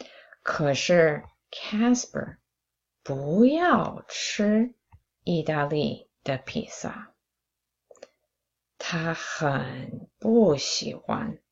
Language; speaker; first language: Chinese; non-native, fluent; English